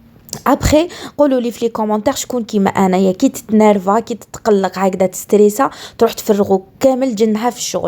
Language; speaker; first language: Arabic; native; Arabic